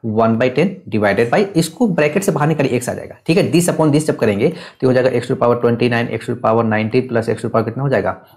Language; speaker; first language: Hindi; native; Hindi